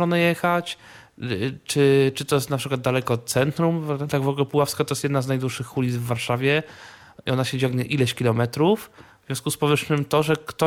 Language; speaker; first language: Polish; native; Polish